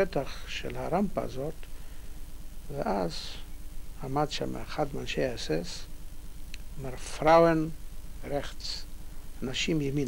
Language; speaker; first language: Hebrew; non-native, fluent; Polish